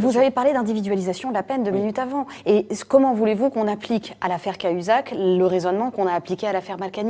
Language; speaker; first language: French; native; French